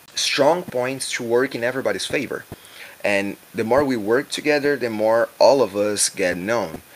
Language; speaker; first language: English; non-native, fluent; Portuguese